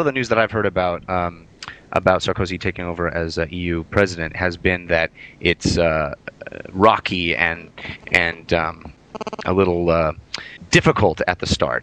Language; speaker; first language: English; native; English